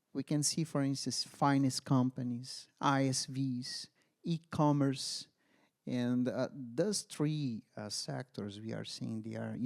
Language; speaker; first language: English; non-native, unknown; Portuguese